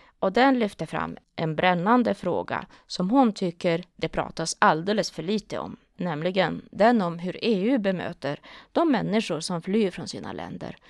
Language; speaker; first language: Swedish; native; Swedish